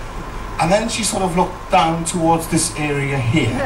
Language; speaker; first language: English; native; English